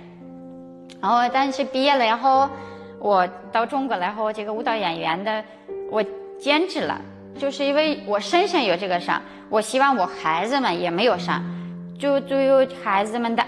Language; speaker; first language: Chinese; non-native, fluent; Ukrainian